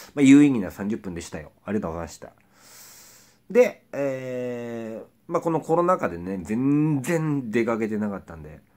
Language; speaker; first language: Japanese; native; Japanese